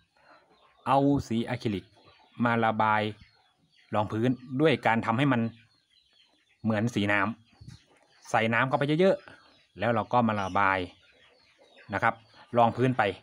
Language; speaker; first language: Thai; native; Thai